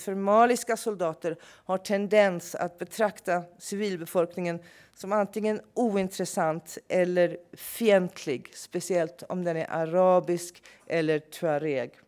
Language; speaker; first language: Swedish; non-native, fluent; English